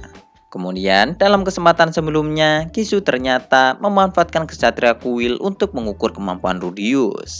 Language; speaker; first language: Indonesian; native; Indonesian